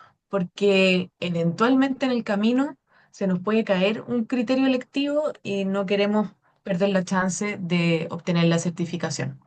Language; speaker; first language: Spanish; native; Spanish